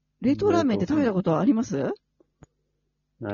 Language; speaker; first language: Japanese; native; Japanese